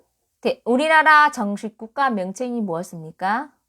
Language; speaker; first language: Korean; non-native, fluent; Vietnamese